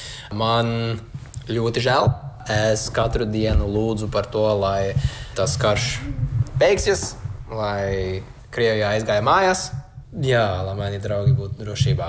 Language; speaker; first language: Latvian; non-native, learner; English